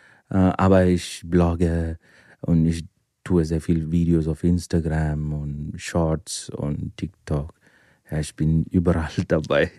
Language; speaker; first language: German; non-native, fluent; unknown